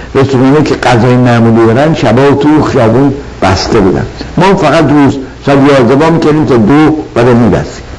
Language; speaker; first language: Persian; native; Persian